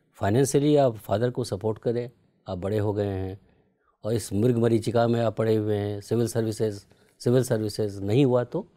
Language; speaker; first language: Hindi; native; Hindi